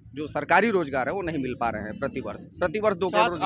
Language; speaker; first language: Hindi; native; Hindi